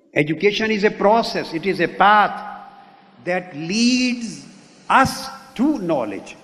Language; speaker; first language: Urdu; non-native, local second language; Punjabi